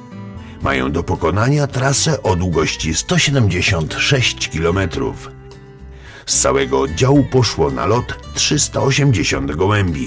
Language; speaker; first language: Polish; native; Polish